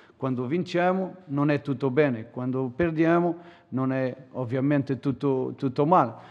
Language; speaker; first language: Italian; non-native, learner; Portuguese